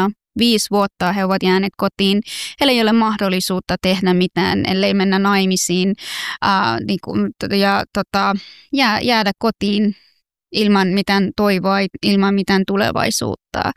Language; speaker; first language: Finnish; early bilingual, other home language; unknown